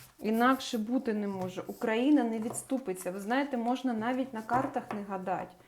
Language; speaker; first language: Ukrainian; non-native, local second language; Russian